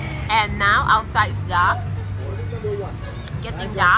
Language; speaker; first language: English; non-native, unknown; Thai